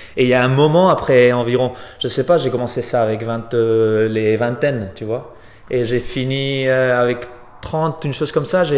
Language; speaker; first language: French; non-native, fluent; Spanish